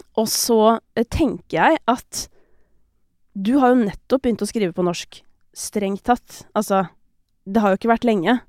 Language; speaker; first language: Norwegian; native; Norwegian